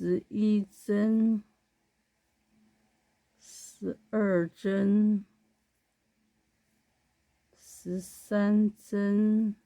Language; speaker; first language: Chinese; native; Chinese